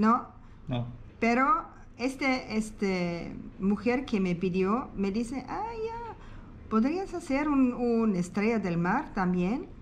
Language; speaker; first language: Spanish; non-native, learner; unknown